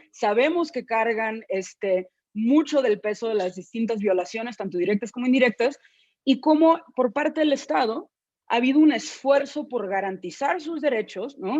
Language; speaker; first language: Spanish; native; Spanish